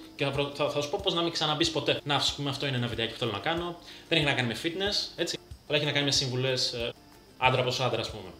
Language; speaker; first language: Greek; early bilingual, other home language; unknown